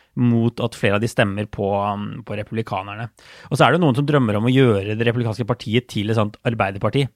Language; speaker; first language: Norwegian; native; Norwegian